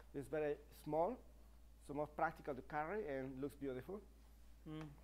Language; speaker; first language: English; non-native, fluent; Spanish